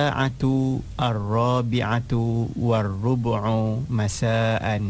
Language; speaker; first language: Arabic; non-native, fluent; Indonesian